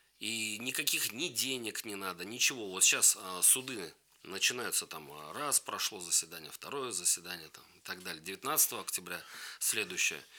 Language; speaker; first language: Russian; native; Russian